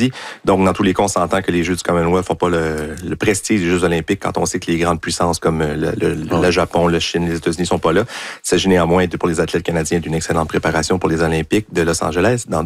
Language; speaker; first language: French; native; French